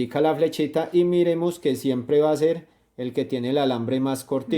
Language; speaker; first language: Spanish; native; Spanish